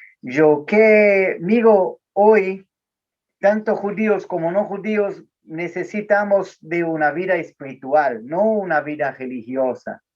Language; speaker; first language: Spanish; non-native, learner; Portuguese